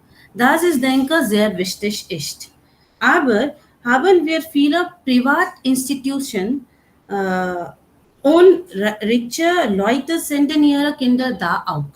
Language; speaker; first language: German; non-native, learner; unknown